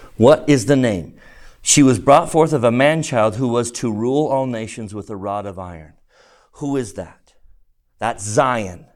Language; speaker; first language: English; native; English